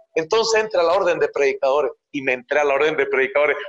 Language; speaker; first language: Spanish; native; Spanish